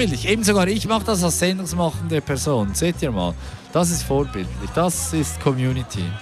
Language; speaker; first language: German; native; German